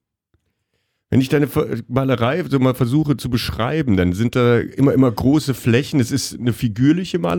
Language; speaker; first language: German; native; German